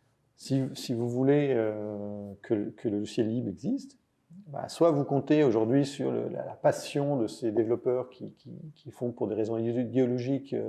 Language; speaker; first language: French; native; French